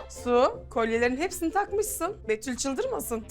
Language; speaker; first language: Turkish; native; Turkish